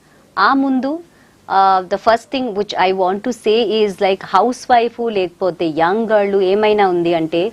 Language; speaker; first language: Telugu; non-native, local second language; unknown